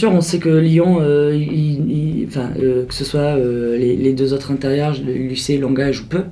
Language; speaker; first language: French; native; French